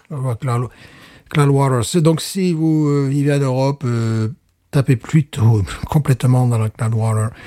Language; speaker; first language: French; native; French